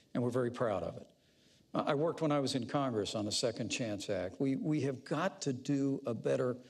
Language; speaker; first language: English; native; English